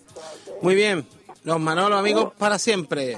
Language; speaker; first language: Spanish; native; Spanish